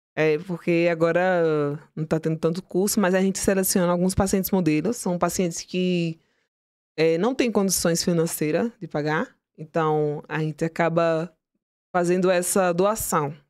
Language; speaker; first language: Portuguese; native; Portuguese